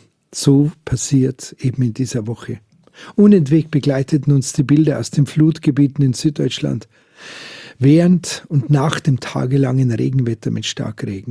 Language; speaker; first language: German; native; German